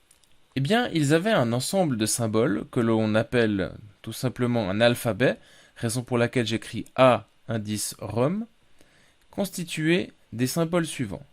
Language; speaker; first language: French; native; French